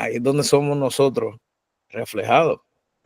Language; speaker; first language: Spanish; native; Spanish